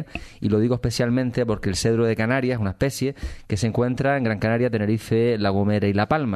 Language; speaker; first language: Spanish; native; Spanish